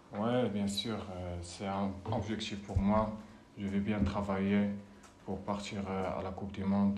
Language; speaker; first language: French; non-native, learner; Arabic